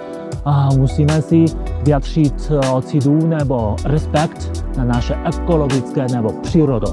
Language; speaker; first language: Czech; non-native, learner; Chinese